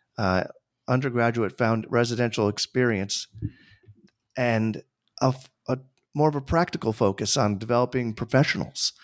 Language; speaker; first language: English; native; English